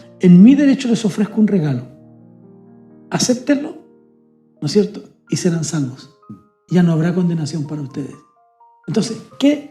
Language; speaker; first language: Spanish; native; Spanish